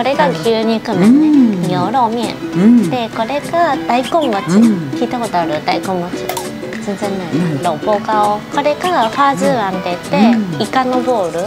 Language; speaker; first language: Japanese; early bilingual, heritage; Chinese